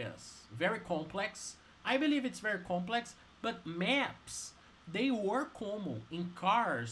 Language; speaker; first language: English; non-native, fluent; Portuguese